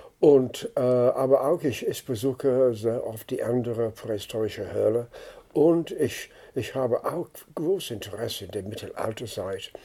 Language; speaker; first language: German; non-native, fluent; English